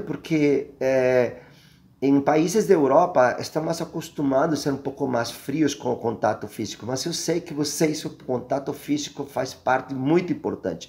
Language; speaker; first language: Portuguese; non-native, fluent; Spanish